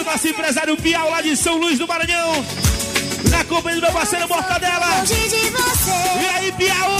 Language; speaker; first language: Portuguese; native; Portuguese